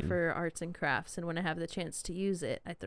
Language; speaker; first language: English; native; English